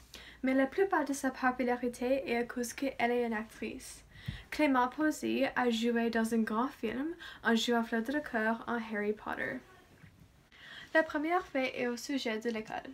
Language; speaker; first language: French; non-native, learner; English